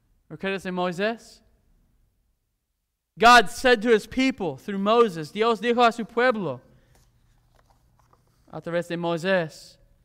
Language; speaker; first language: English; native; English